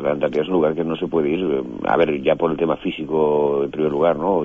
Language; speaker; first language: Spanish; native; Spanish